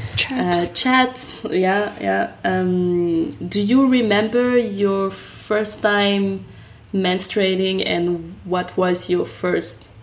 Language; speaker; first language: English; non-native, fluent; French